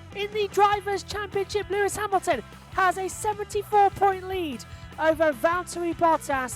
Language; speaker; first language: English; native; English